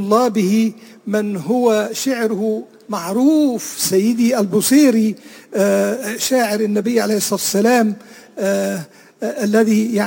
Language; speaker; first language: Arabic; native; Arabic